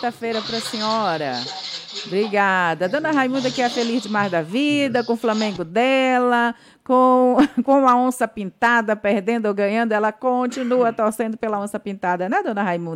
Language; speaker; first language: Portuguese; native; Portuguese